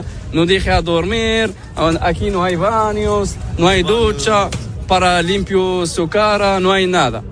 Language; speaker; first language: Spanish; non-native, learner; Arabic